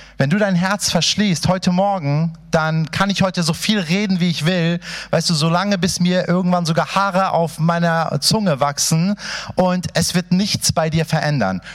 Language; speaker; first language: German; early bilingual, other home language; Persian